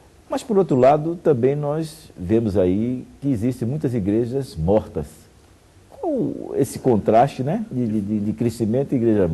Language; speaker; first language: Portuguese; native; Portuguese